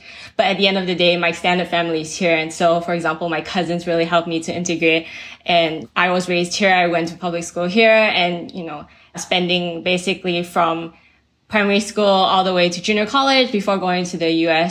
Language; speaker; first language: English; native; English